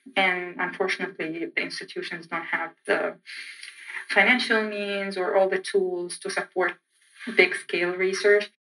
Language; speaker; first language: English; non-native, fluent; Arabic